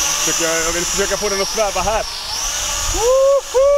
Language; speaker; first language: Swedish; native; Swedish